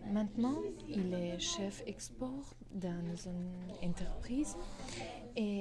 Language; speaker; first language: French; non-native, learner; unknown